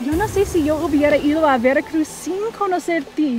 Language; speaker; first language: Spanish; non-native, fluent; English